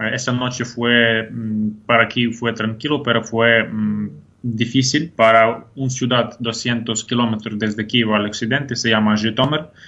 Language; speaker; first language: Spanish; non-native, fluent; Ukrainian